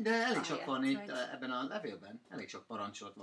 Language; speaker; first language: Hungarian; non-native, learner; English